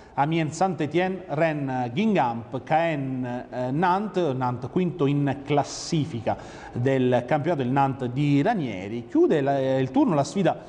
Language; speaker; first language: Italian; native; Italian